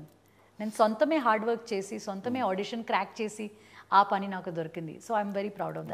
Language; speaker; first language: Telugu; early bilingual, heritage; Telugu